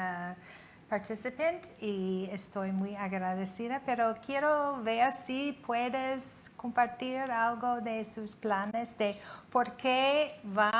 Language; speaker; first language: Spanish; non-native, fluent; English